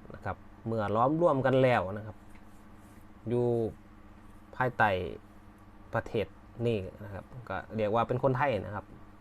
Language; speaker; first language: Thai; native; Thai